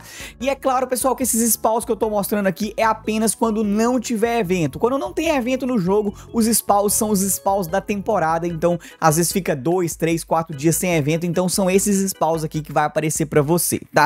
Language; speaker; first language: Portuguese; native; Portuguese